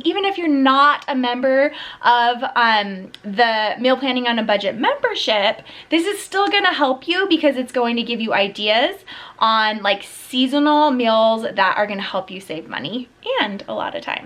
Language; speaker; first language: English; native; English